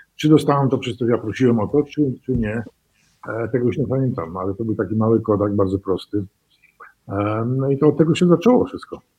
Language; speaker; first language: Polish; early bilingual, heritage; Polish